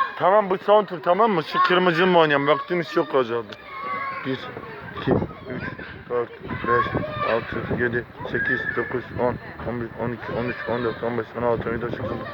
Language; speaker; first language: Turkish; native; Turkish